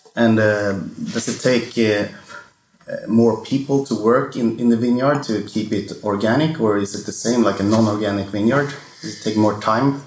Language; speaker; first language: English; non-native, fluent; Swedish